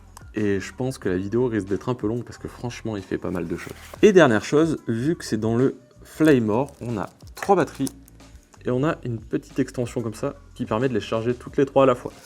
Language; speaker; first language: French; native; French